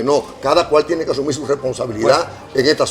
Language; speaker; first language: Spanish; native; Spanish